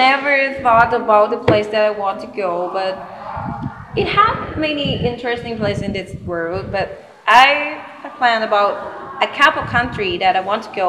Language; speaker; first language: English; non-native, learner; Thai